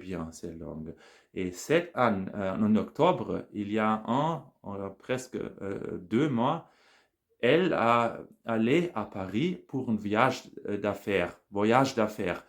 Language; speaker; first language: French; non-native, learner; German